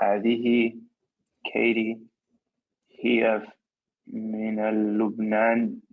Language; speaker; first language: Arabic; non-native, learner; English